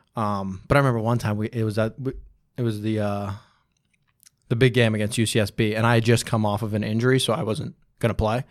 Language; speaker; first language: English; native; English